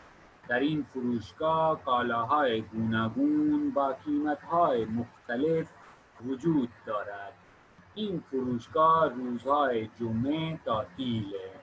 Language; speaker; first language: Persian; non-native, fluent; Urdu